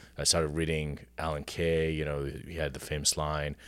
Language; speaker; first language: English; non-native, fluent; Arabic